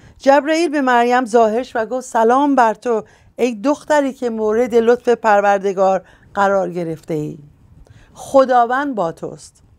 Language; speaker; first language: Persian; native; Persian